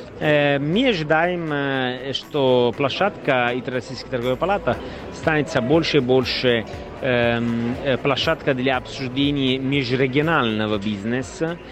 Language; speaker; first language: Russian; non-native, fluent; Italian